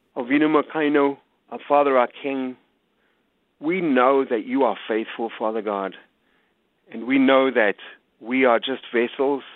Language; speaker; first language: English; native; English